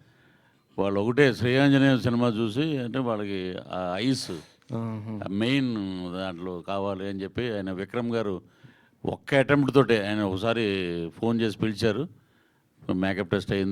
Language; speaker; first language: Telugu; native; Telugu